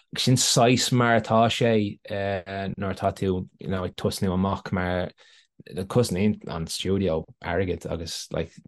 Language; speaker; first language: Irish; non-native, local second language; English